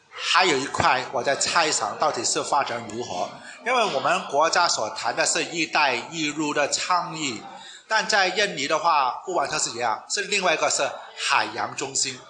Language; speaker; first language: Chinese; non-native, local second language; Cantonese